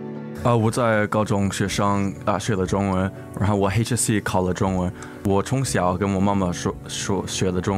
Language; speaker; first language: Chinese; early bilingual, heritage; English